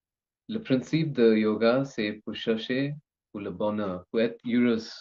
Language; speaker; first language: French; non-native, learner; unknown